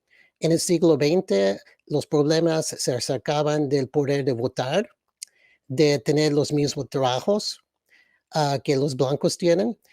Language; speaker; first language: Spanish; early bilingual, other home language; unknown